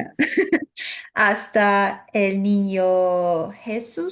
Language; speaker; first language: Spanish; non-native, learner; English